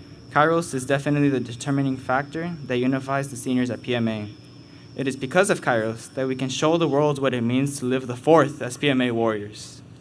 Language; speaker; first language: English; early bilingual, other home language; Spanish